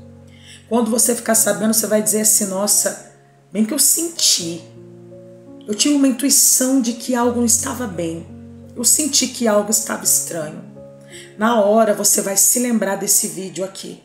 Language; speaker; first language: Portuguese; native; Portuguese